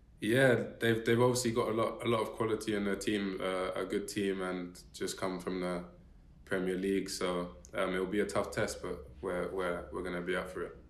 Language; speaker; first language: English; native; English